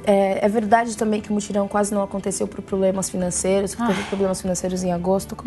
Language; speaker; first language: Portuguese; native; Portuguese